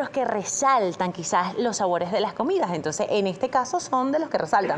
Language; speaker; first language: Spanish; native; Spanish